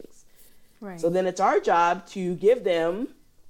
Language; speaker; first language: English; native; English